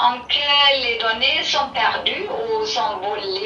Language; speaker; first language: French; non-native, learner; German